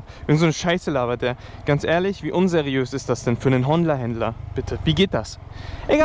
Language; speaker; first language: German; native; German